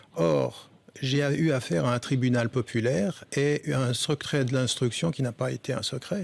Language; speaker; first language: French; early bilingual, other home language; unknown